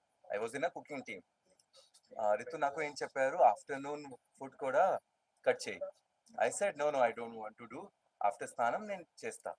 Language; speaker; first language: Telugu; non-native, learner; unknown